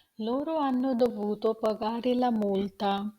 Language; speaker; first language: Italian; non-native, fluent; Punjabi